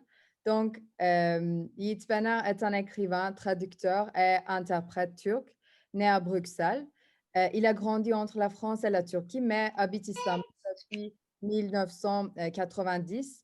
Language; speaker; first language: French; non-native, fluent; Turkish